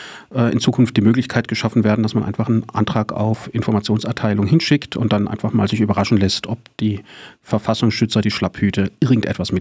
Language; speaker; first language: German; native; German